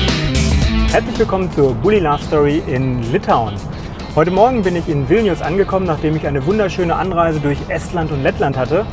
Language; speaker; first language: German; native; German